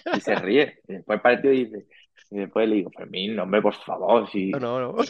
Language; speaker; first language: Spanish; native; Spanish